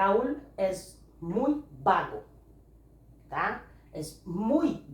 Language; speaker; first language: Spanish; non-native, fluent; Portuguese